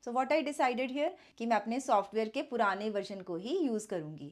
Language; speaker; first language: Hindi; native; Hindi